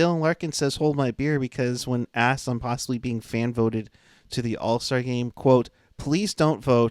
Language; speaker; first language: English; native; English